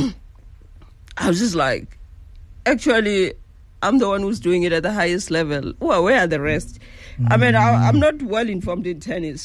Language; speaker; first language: English; non-native, local second language; Northern Sotho